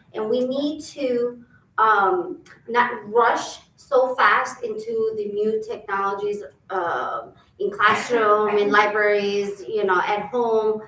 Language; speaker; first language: English; early bilingual, other home language; Albanian